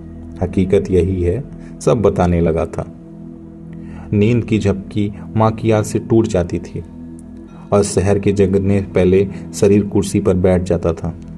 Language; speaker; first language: Hindi; native; Hindi